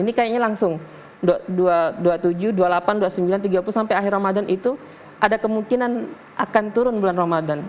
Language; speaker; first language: Indonesian; native; Indonesian